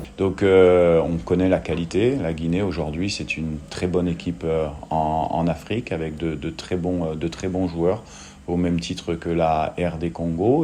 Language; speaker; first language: French; native; French